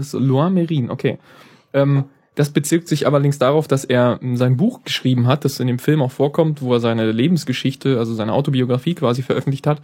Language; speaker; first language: German; native; German